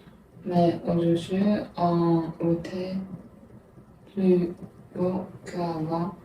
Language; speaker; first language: French; non-native, learner; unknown